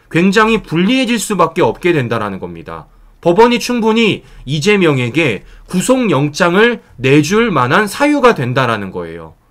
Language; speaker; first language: Korean; native; Korean